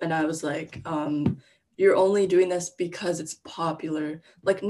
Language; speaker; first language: English; native; English